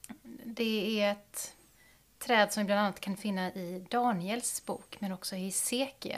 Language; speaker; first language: Swedish; native; Swedish